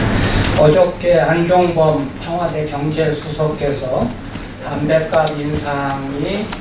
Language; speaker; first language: Korean; native; Korean